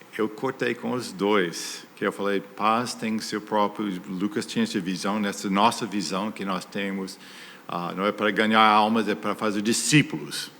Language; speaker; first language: Portuguese; non-native, fluent; English